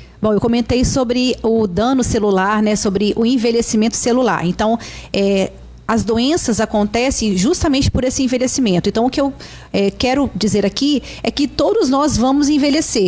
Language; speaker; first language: Portuguese; native; Portuguese